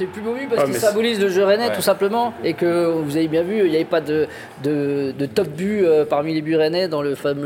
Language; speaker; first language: French; native; French